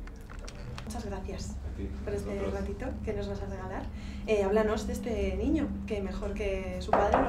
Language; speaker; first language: Spanish; native; Spanish